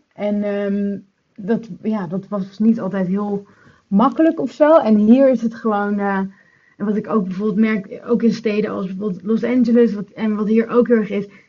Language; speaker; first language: Dutch; native; Dutch